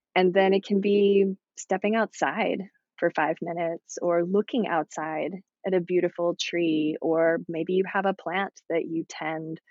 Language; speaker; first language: English; native; English